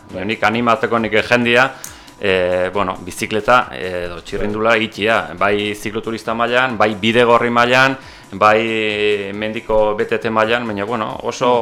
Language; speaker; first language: Basque; native; Basque